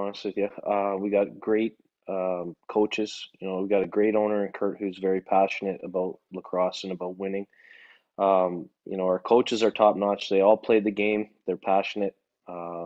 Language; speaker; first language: English; native; English